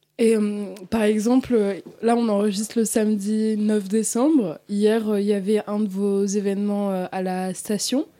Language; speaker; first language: French; native; French